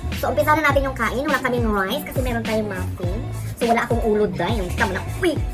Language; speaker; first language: Filipino; native; Filipino